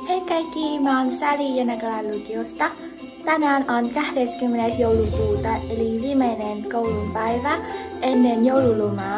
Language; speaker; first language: Finnish; non-native, learner; Vietnamese